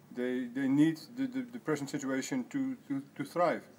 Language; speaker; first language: English; non-native, fluent; Dutch